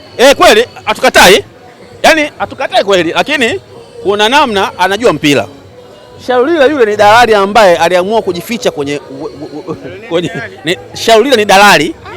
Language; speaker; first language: Swahili; native; Swahili